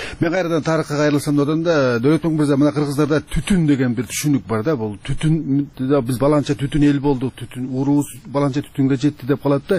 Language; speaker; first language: Kyrgyz; native; Kyrgyz